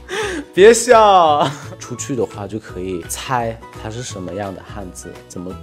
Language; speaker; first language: Chinese; non-native, fluent; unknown